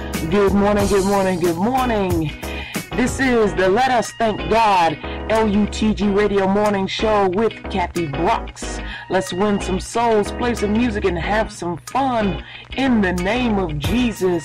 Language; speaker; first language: English; native; English